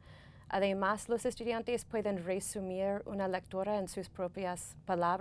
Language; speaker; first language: Spanish; non-native, fluent; English